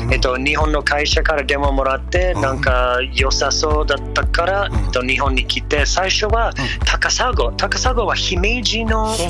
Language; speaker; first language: Japanese; non-native, learner; English